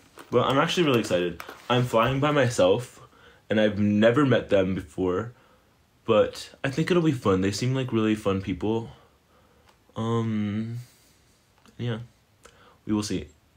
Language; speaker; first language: English; native; English